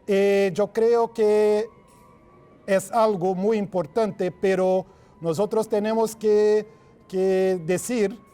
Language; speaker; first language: Spanish; non-native, fluent; Portuguese